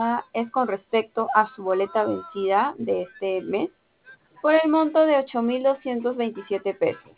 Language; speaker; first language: Spanish; native; Spanish